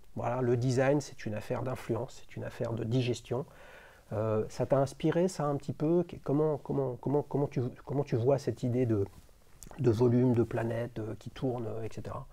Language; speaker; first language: French; native; French